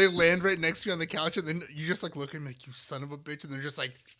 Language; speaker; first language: English; native; English